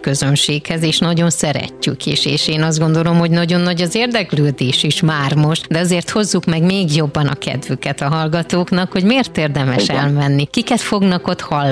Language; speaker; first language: Hungarian; native; Hungarian